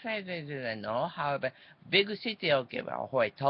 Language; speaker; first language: English; non-native, learner; Japanese